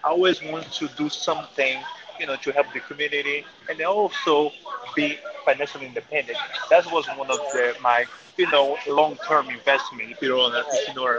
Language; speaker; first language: English; non-native, fluent; Portuguese